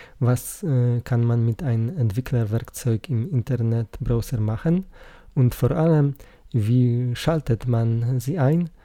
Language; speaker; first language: German; non-native, learner; Polish